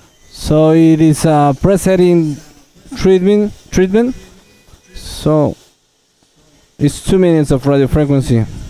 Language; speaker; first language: English; non-native, fluent; Spanish